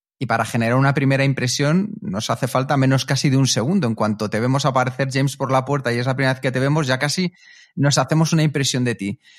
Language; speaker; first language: Spanish; native; Spanish